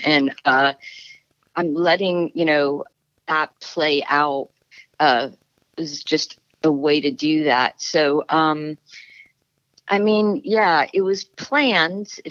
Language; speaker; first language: English; native; English